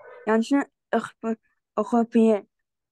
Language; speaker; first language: French; non-native, learner; Arabic